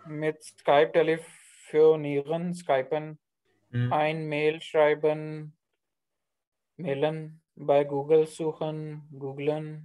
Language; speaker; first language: German; non-native, learner; Urdu